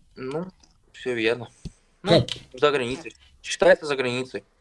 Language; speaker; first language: Russian; native; Russian